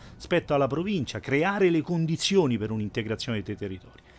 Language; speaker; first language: Italian; native; Italian